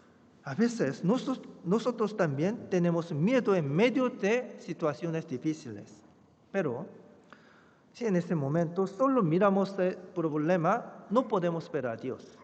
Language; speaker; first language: Spanish; non-native, fluent; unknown